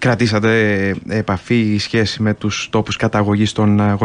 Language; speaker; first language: Greek; native; Greek